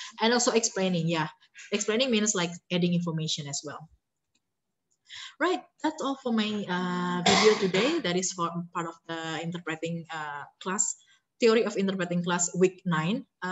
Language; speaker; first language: English; non-native, fluent; Indonesian